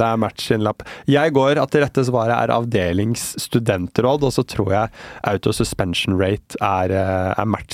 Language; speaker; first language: Norwegian; native; Norwegian